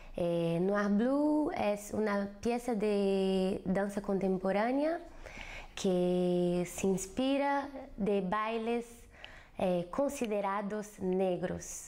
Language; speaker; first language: Spanish; non-native, fluent; Portuguese